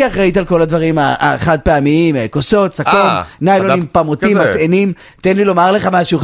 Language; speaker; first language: Hebrew; native; Hebrew